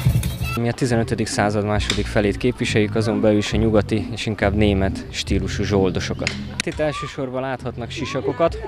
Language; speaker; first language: Hungarian; native; Hungarian